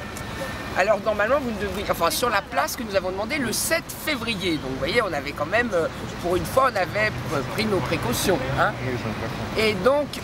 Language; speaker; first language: French; native; French